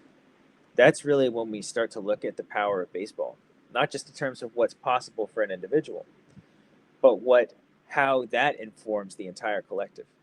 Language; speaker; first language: English; native; English